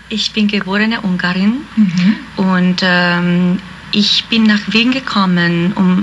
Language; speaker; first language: German; non-native, fluent; Hungarian